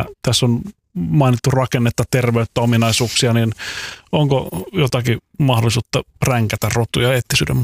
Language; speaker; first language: Finnish; native; Finnish